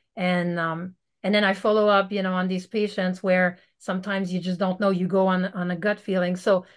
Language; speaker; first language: English; native; English